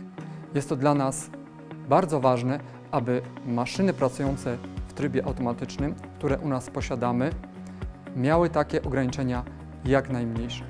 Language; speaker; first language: Polish; native; Polish